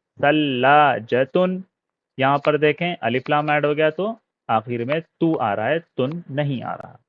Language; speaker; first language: Urdu; native; Urdu